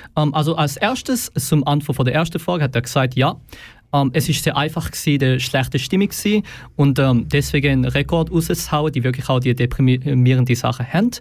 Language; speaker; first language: German; native; German